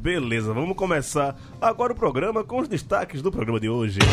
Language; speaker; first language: Portuguese; native; Portuguese